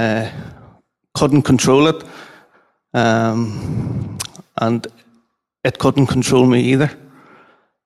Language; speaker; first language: English; native; English